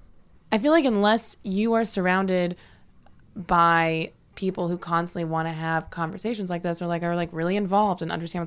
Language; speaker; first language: English; native; English